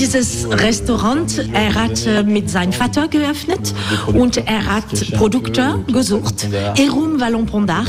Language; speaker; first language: German; non-native, fluent; French